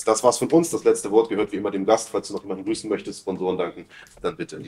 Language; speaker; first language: German; native; German